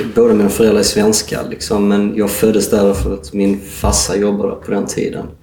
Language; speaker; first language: Swedish; native; Swedish